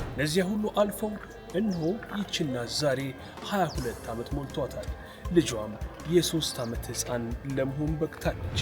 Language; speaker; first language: Amharic; native; Amharic